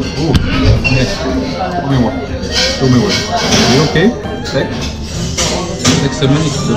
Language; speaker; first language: Korean; non-native, learner; French